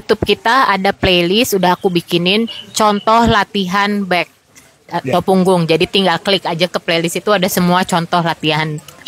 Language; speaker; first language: Indonesian; native; Indonesian